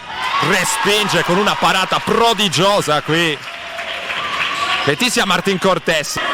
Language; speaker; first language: Italian; native; Italian